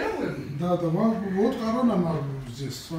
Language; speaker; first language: Russian; non-native, local second language; Georgian